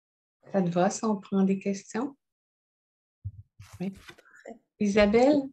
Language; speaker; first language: French; native; French